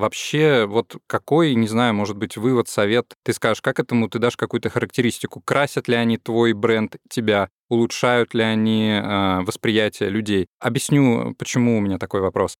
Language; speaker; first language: Russian; native; Russian